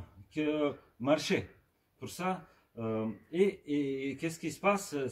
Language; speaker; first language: French; non-native, fluent; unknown